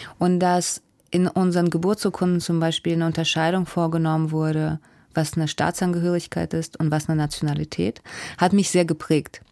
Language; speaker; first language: German; early bilingual, other home language; Russian